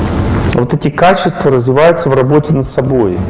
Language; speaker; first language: Russian; native; Russian